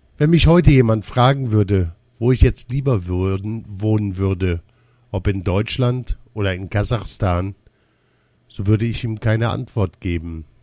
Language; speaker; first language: German; early bilingual, other home language; Russian